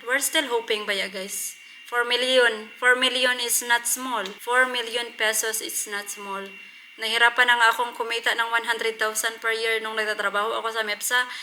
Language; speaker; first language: Filipino; non-native, local second language; Cebuano